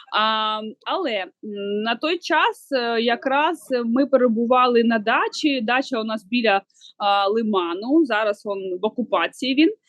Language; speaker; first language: Ukrainian; non-native, local second language; Russian